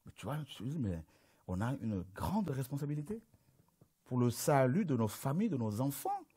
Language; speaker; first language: French; non-native, local second language; Lingala